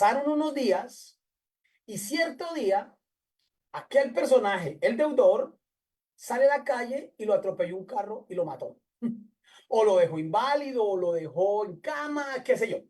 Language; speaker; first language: Spanish; native; Spanish